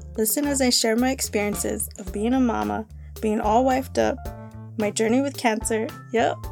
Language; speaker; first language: English; native; English